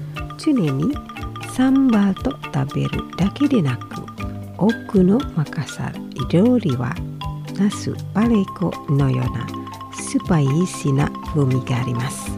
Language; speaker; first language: Japanese; non-native, fluent; Indonesian